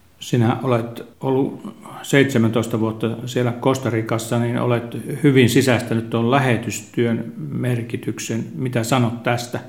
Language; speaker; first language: Finnish; native; Finnish